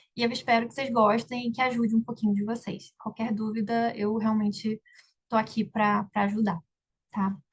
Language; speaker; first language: Portuguese; native; Portuguese